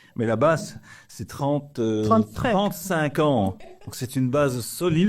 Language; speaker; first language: French; native; French